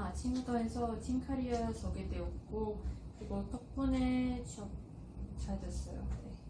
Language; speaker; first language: Korean; non-native, fluent; Portuguese